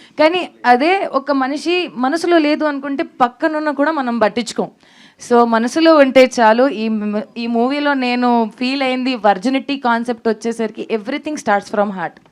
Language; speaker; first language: Telugu; non-native, fluent; Hindi